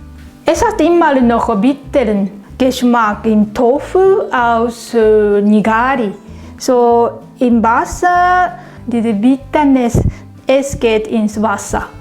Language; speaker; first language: German; non-native, learner; Japanese